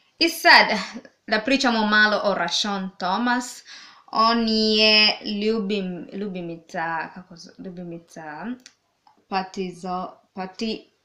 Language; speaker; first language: Serbian; non-native, learner; Swahili